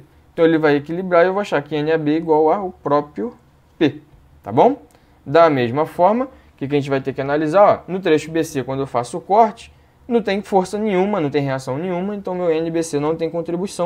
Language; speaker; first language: Portuguese; native; Portuguese